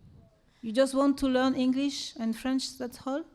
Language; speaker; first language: English; non-native, learner; French